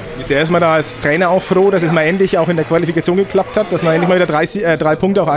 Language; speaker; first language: German; native; German